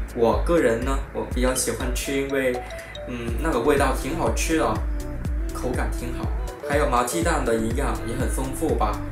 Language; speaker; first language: Chinese; non-native, fluent; Vietnamese